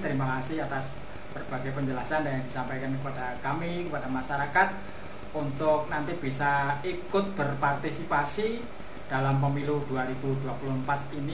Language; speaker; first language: Indonesian; native; Indonesian